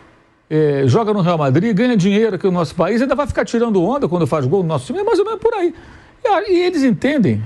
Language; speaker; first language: Portuguese; native; Portuguese